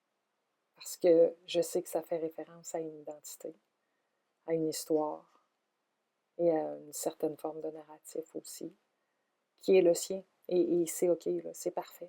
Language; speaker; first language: French; native; French